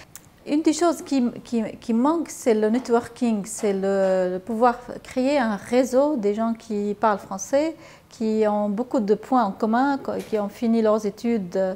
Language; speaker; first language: French; non-native, fluent; Arabic